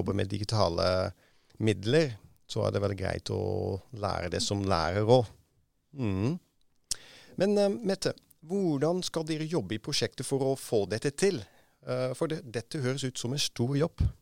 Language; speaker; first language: Norwegian; non-native, fluent; Dutch